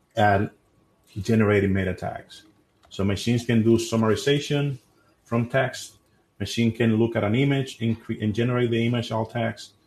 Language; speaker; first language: English; non-native, fluent; Spanish